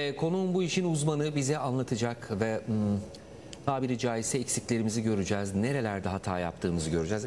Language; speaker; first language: Turkish; native; Turkish